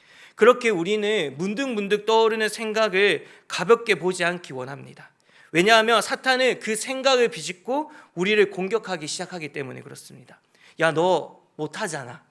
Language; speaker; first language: Korean; native; Korean